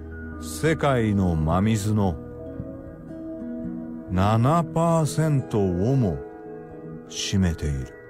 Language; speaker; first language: Japanese; native; Japanese